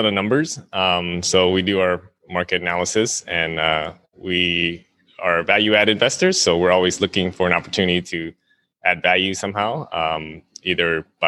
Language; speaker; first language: English; native; English